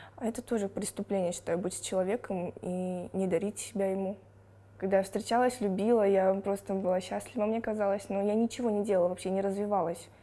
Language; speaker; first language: Russian; native; Russian